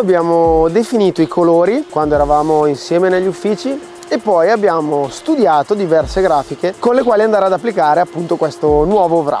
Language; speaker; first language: Italian; native; Italian